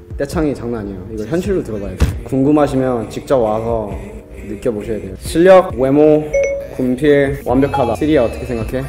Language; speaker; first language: Korean; early bilingual, heritage; Korean